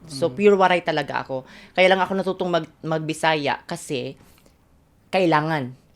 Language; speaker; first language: Filipino; non-native, local second language; Waray